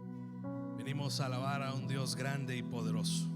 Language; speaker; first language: Spanish; native; Spanish